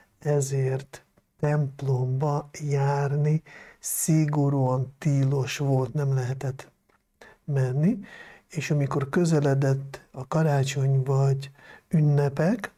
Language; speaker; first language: Hungarian; non-native, local second language; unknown